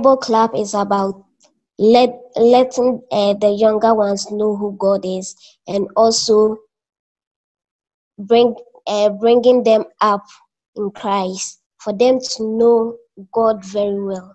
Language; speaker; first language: English; non-native, local second language; Akan